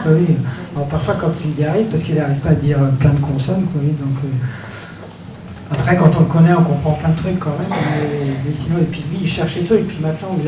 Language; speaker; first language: French; native; French